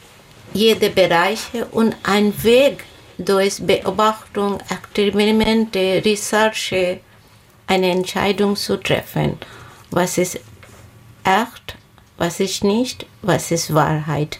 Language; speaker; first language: German; non-native, learner; Bangla